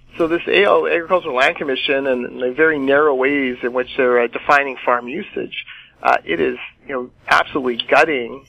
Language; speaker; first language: English; native; English